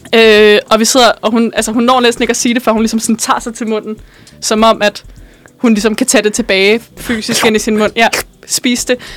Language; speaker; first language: Danish; native; Danish